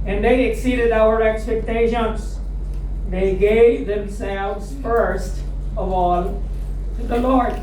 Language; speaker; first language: English; non-native, local second language; Filipino